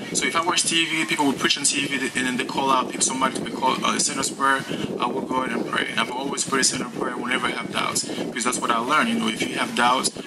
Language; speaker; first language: English; non-native, fluent; Haitian Creole